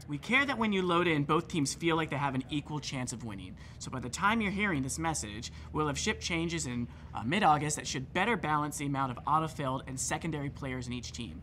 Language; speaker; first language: English; native; English